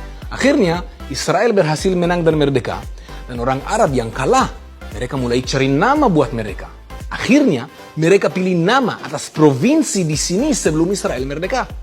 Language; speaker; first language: Indonesian; non-native, fluent; Hebrew